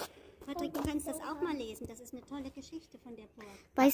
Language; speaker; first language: German; native; German